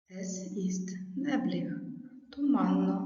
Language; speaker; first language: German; non-native, fluent; Ukrainian